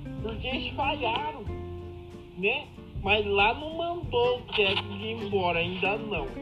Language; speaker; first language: Portuguese; native; Portuguese